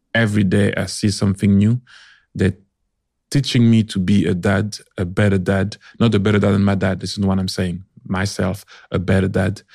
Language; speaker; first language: English; early bilingual, other home language; French